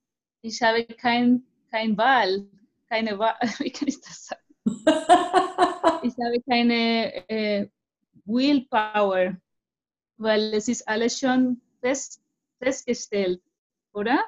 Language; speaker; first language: German; non-native, fluent; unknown